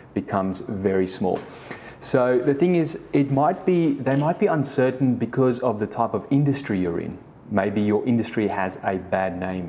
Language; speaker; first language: English; early bilingual, other home language; Afrikaans